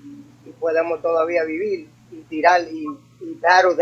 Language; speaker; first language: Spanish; early bilingual, heritage; English